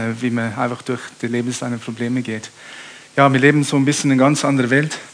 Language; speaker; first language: German; early bilingual, heritage; German